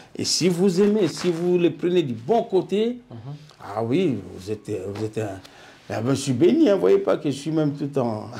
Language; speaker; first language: French; non-native, local second language; Lingala